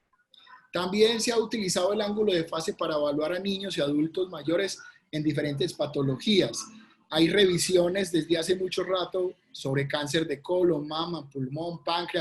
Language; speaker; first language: Spanish; native; Spanish